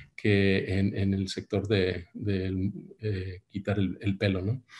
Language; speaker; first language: Spanish; early bilingual, heritage; Spanish